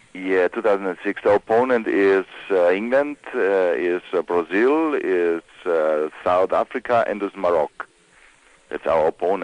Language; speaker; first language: English; non-native, fluent; German